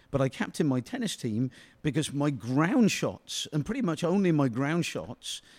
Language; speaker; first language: English; native; English